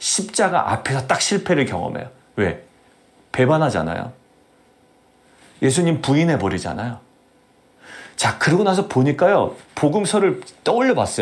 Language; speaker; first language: Korean; native; Korean